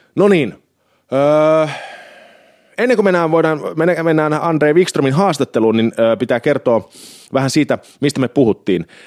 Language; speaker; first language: Finnish; native; Finnish